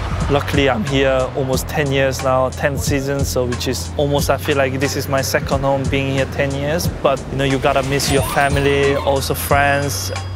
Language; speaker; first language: English; non-native, fluent; Korean